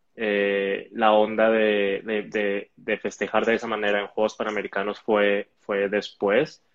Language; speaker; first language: Spanish; native; Spanish